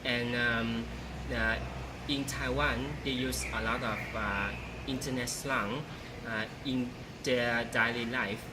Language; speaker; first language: English; non-native, learner; Vietnamese